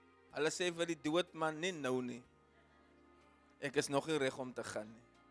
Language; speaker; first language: Afrikaans; early bilingual, heritage; Afrikaans